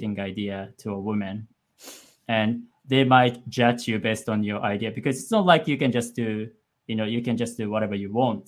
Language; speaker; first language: English; non-native, fluent; Japanese